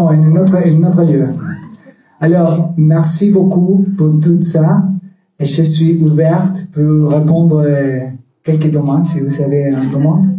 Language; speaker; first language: French; non-native, learner; Spanish